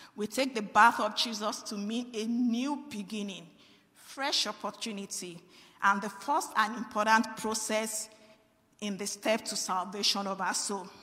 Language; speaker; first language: English; non-native, local second language; Yoruba